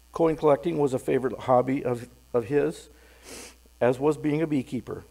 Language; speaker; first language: English; native; English